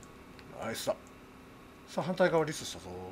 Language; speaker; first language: Japanese; native; Japanese